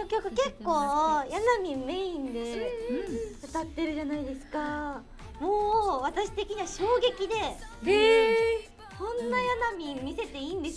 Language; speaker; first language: Japanese; native; Japanese